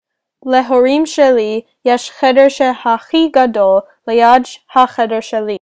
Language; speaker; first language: Hebrew; non-native, learner; English